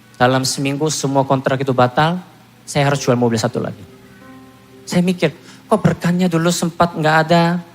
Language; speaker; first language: Indonesian; non-native, fluent; Korean